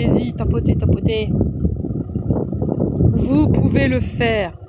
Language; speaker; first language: French; native; French